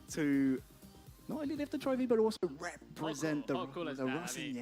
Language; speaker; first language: English; native; English